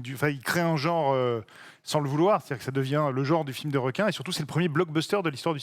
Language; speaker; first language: French; native; French